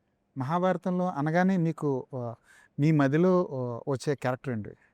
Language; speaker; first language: Telugu; native; Telugu